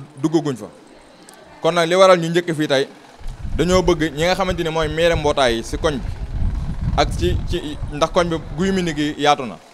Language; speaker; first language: Wolof; native; Wolof